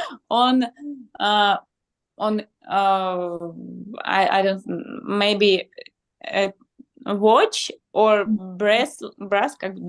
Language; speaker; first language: English; non-native, learner; Russian